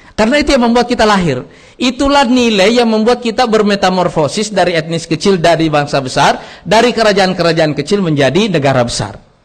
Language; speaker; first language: Indonesian; non-native, local second language; Buginese